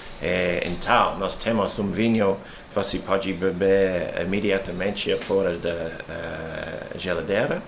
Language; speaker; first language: Portuguese; non-native, learner; English